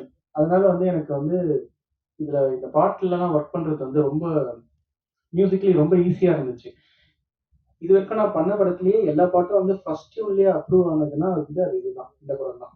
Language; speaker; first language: Tamil; native; Tamil